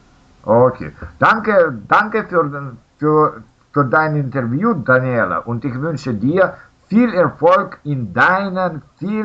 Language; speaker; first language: German; non-native, fluent; Russian